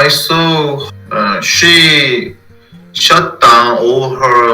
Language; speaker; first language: English; non-native, fluent; Korean